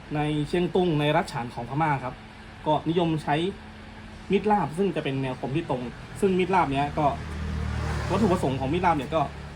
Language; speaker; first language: Thai; native; Thai